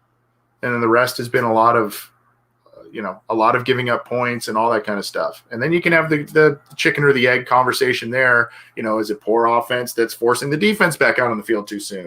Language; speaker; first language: English; native; English